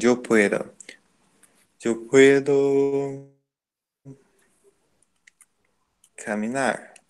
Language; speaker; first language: Spanish; non-native, learner; Portuguese